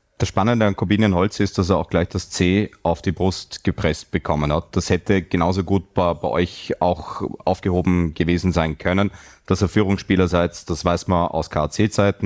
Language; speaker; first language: German; native; German